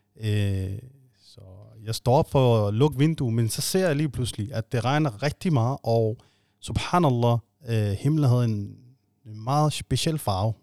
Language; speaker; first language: Danish; non-native, fluent; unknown